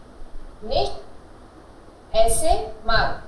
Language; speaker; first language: German; non-native, learner; Hindi